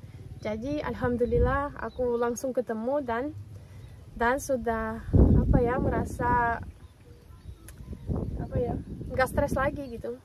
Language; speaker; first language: Indonesian; non-native, fluent; Russian